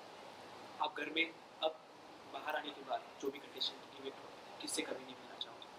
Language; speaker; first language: Hindi; native; Hindi